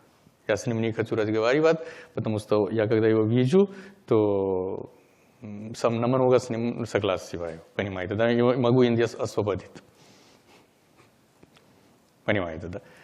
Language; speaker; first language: Russian; non-native, learner; Hindi